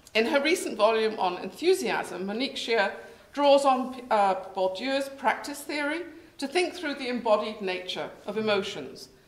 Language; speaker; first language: English; native; English